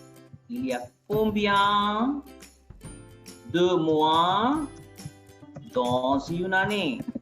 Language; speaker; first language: French; non-native, fluent; Bangla